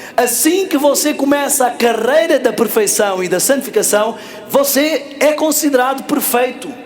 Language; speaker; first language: Portuguese; native; Portuguese